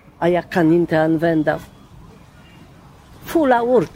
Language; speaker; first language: Swedish; non-native, learner; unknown